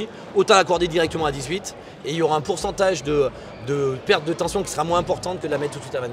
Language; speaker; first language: French; native; French